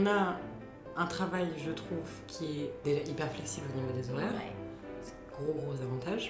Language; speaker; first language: French; native; French